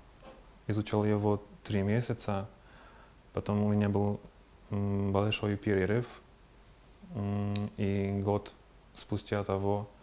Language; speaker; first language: Russian; non-native, fluent; Polish